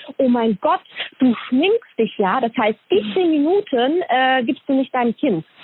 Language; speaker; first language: German; early bilingual, other home language; Polish